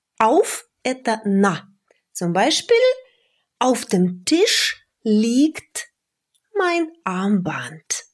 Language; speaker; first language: German; non-native, fluent; Russian